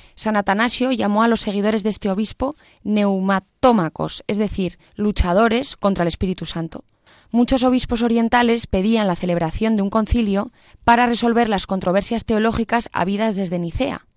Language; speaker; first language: Spanish; native; Spanish